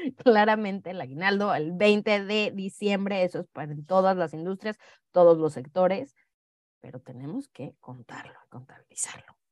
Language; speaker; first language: Spanish; native; Spanish